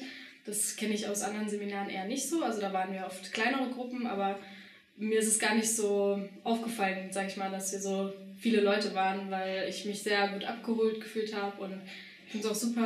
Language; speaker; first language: German; native; German